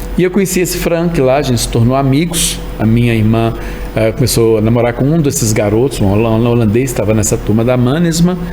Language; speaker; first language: Portuguese; native; Portuguese